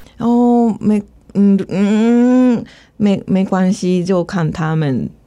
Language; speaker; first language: Chinese; non-native, fluent; Japanese